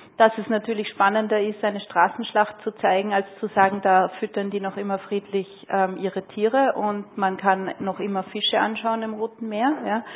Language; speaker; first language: German; native; German